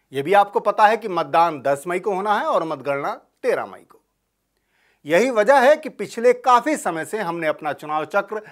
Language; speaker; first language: Hindi; native; Hindi